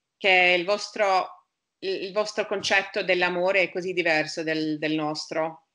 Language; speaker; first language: Italian; non-native, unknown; English